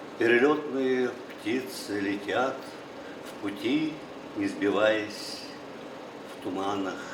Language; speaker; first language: Russian; non-native, local second language; Buriat